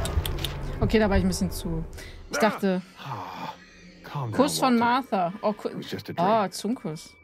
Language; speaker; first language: German; native; German